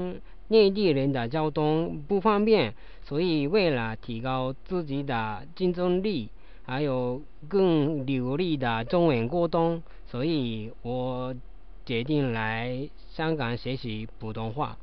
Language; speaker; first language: Chinese; non-native, learner; Japanese